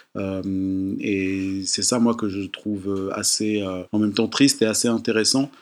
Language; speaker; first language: French; native; French